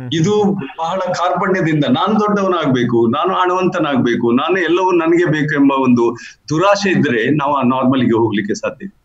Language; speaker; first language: Kannada; non-native, local second language; Tulu